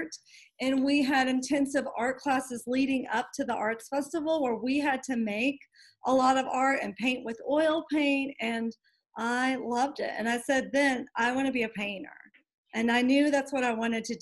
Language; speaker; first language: English; native; English